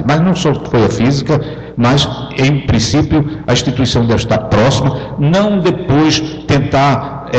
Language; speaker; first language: Portuguese; native; Portuguese